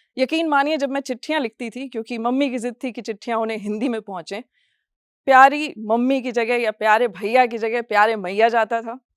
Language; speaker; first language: Hindi; non-native, fluent; English